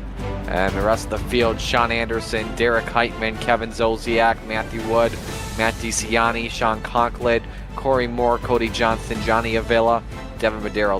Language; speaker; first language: English; native; English